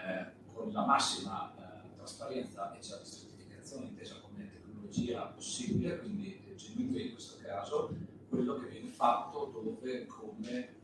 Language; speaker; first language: Italian; native; Italian